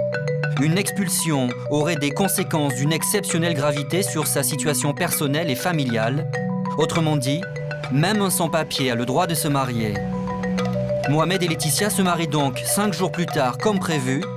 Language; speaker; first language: French; native; French